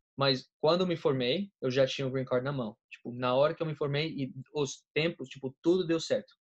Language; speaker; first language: Portuguese; non-native, fluent; Spanish